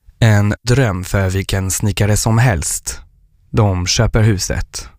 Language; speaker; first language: Swedish; non-native, fluent; French